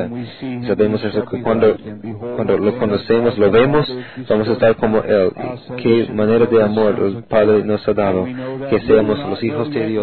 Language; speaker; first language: Spanish; non-native, learner; English